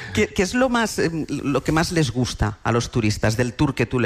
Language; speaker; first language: Spanish; native; Spanish